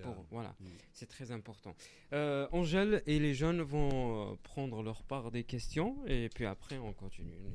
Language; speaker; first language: French; native; French